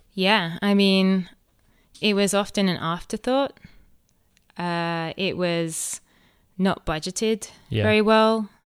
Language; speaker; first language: English; native; English